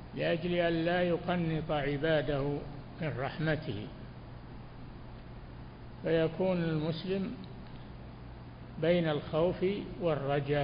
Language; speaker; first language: Arabic; native; Arabic